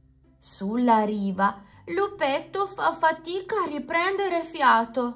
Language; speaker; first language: Italian; native; Italian